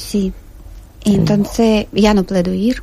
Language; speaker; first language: Spanish; non-native, learner; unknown